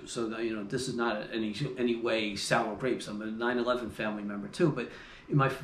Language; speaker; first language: English; native; English